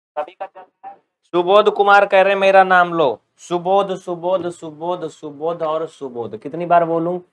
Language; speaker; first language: Hindi; native; Hindi